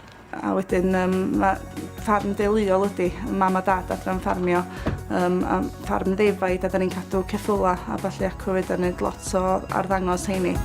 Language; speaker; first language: Welsh; native; Welsh